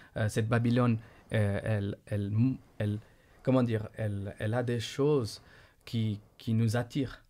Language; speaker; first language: French; non-native, fluent; Portuguese